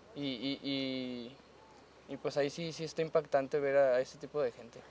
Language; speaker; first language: Spanish; native; Spanish